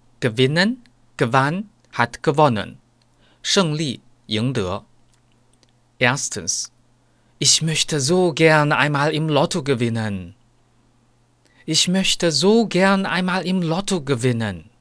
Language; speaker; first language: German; non-native, fluent; Chinese